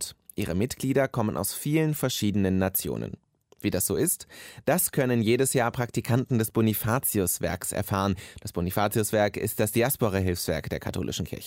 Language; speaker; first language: German; native; German